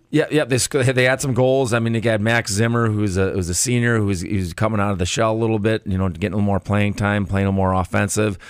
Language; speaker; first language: English; native; English